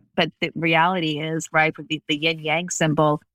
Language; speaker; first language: English; native; English